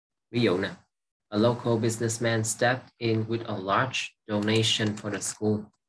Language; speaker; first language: English; non-native, fluent; Vietnamese